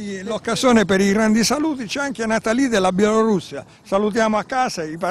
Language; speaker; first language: Italian; native; Italian